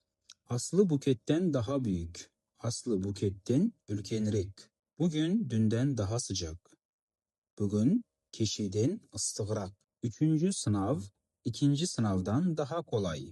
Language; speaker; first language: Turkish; non-native, fluent; Kazakh